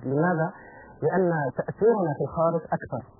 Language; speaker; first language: Arabic; non-native, fluent; French